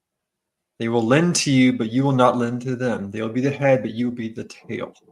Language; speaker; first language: English; native; English